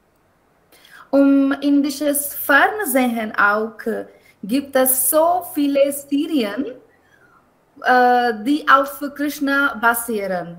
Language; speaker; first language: German; non-native, learner; Hindi